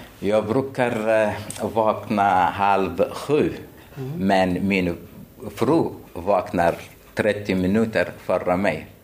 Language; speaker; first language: Swedish; non-native, fluent; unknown